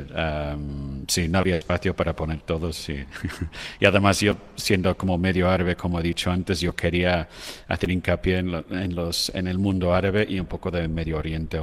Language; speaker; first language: Spanish; non-native, fluent; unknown